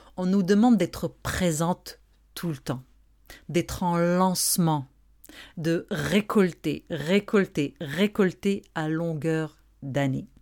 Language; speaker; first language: French; non-native, local second language; Arabic